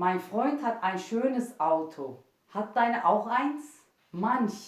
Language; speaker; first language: German; non-native, fluent; Turkish